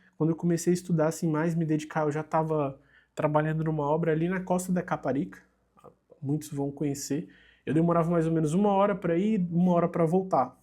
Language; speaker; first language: Portuguese; native; Portuguese